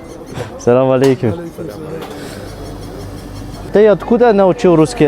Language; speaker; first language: Russian; non-native, learner; French